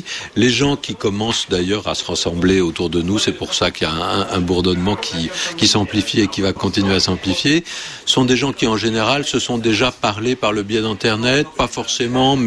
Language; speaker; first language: French; native; French